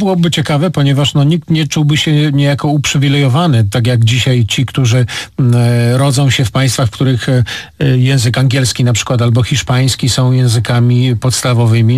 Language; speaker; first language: Polish; native; Polish